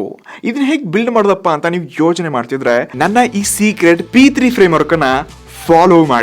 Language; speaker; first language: Kannada; native; Kannada